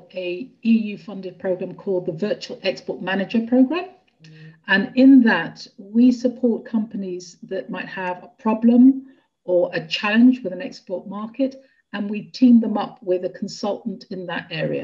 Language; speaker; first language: English; native; English